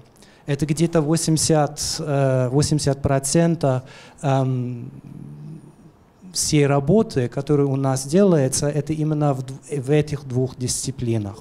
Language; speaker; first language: Russian; non-native, fluent; German